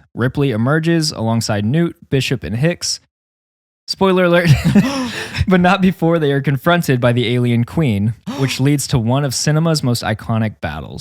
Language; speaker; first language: English; native; English